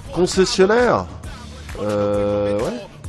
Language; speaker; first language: French; native; French